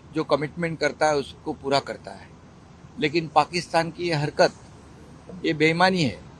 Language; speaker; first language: Hindi; non-native, local second language; Marathi